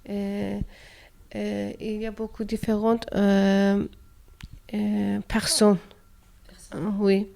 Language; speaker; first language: French; non-native, learner; Turkish